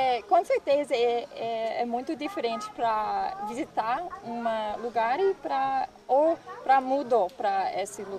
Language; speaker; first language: Portuguese; non-native, learner; English